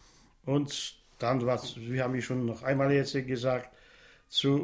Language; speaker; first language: German; non-native, local second language; Polish